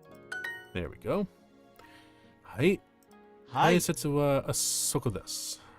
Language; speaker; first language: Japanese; non-native, learner; English